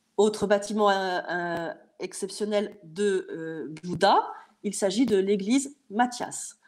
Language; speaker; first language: French; native; French